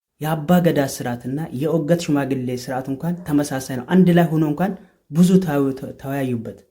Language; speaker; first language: Amharic; non-native, local second language; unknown